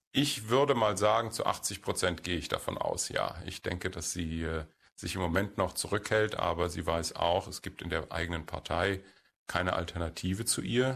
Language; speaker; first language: German; native; German